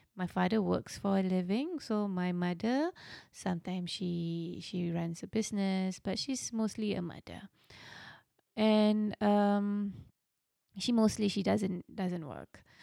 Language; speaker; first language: English; non-native, local second language; Malay